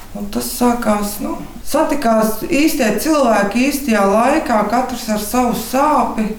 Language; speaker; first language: Latvian; native; Latvian